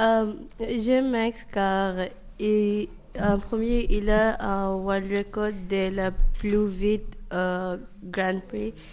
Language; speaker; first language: French; non-native, fluent; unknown